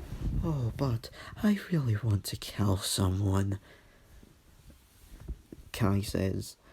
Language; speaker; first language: English; native; English